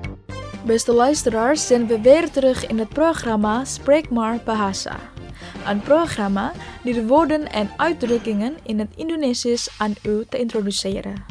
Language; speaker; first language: Dutch; non-native, fluent; Indonesian